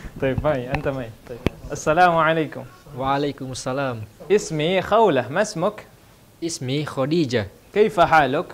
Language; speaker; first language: Arabic; non-native, fluent; Indonesian